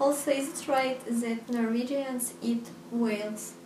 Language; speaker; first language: English; non-native, learner; Russian